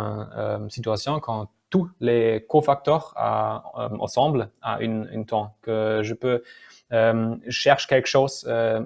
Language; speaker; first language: French; non-native, learner; German